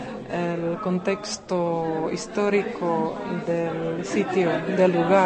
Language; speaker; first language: Spanish; non-native, fluent; Czech